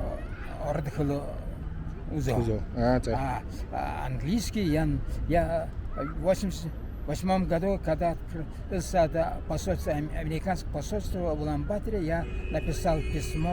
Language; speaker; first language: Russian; non-native, fluent; Mongolian